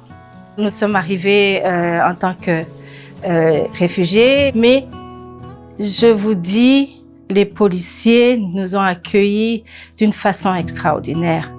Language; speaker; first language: French; non-native, local second language; Rundi